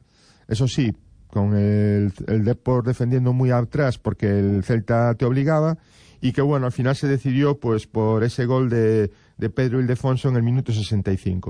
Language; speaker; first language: Spanish; native; Spanish